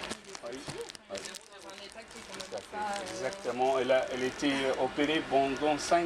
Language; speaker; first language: French; non-native, fluent; Arabic